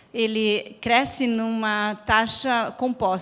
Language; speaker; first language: Portuguese; native; Portuguese